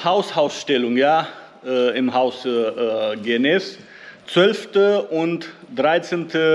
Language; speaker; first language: German; non-native, learner; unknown